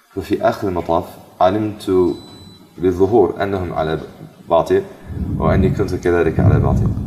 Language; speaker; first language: Arabic; non-native, fluent; English